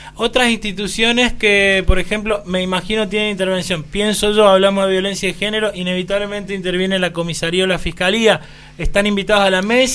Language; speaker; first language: Spanish; native; Spanish